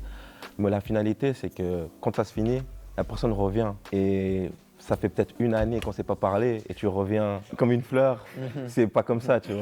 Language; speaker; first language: French; native; French